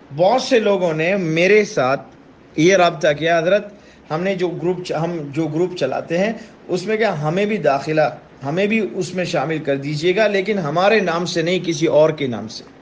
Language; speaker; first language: Urdu; non-native, fluent; Tamil